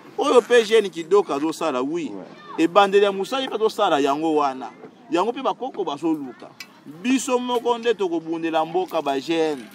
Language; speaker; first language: Lingala; non-native, local second language; Kongo